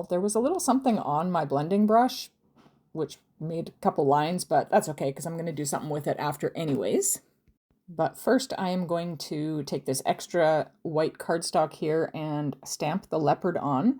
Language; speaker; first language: English; native; English